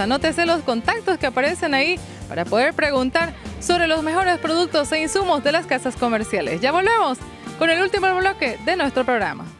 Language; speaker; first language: Spanish; native; Spanish